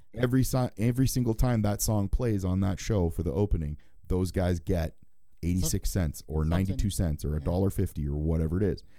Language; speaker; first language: English; native; English